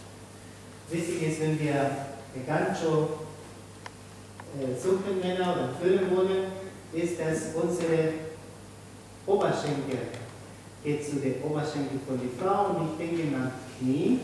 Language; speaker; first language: German; non-native, fluent; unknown